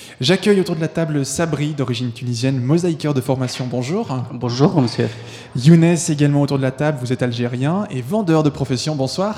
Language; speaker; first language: French; native; French